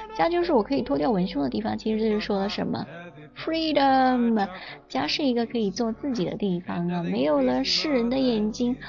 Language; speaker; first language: Chinese; native; Chinese